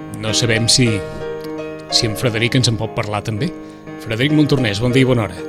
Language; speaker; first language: Catalan; native; Catalan